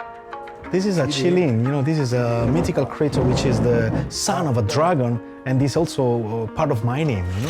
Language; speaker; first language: English; non-native, fluent; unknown